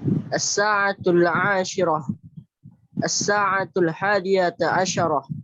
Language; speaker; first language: Arabic; non-native, learner; Indonesian